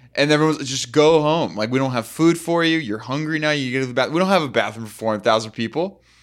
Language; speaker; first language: English; native; English